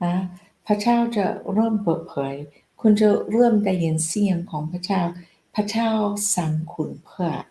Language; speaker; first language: Thai; non-native, fluent; English